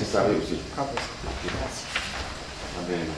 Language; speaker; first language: Italian; non-native, fluent; French